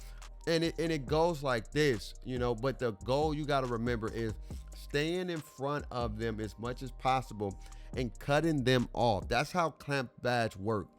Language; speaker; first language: English; native; English